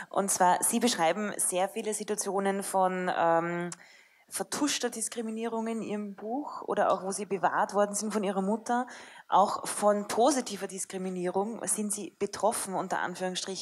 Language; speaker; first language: German; native; German